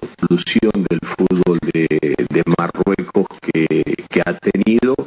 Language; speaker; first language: Spanish; native; Spanish